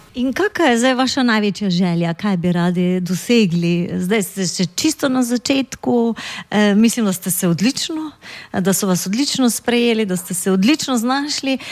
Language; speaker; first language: Slovenian; native; Slovenian